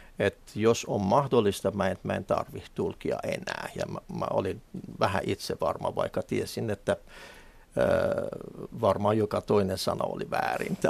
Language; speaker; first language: Finnish; non-native, fluent; Persian